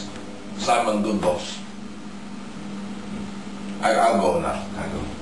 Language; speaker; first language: English; non-native, learner; Polish